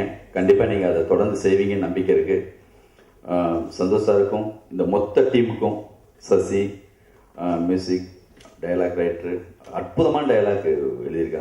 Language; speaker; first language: Tamil; native; Tamil